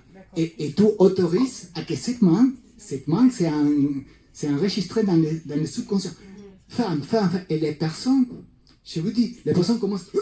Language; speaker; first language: French; non-native, fluent; Spanish